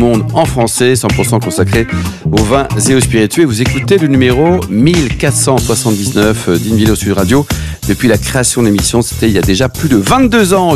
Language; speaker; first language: French; native; French